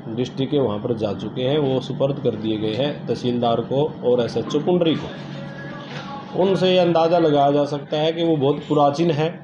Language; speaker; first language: Hindi; native; Hindi